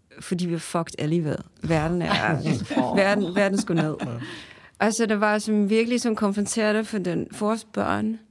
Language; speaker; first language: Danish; non-native, fluent; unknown